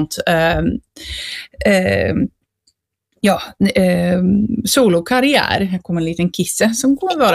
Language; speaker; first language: Swedish; non-native, fluent; Dutch